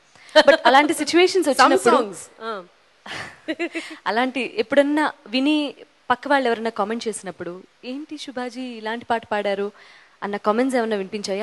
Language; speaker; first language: Telugu; native; Telugu